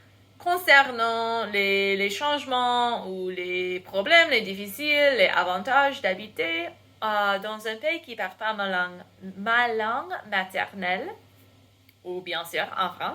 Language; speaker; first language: French; non-native, fluent; English